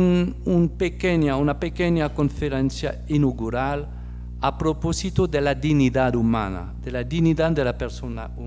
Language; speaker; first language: Spanish; non-native, fluent; French